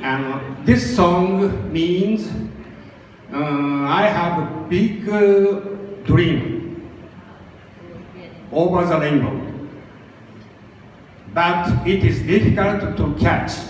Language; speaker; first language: English; non-native, learner; Japanese